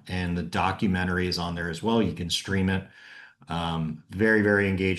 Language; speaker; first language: English; native; English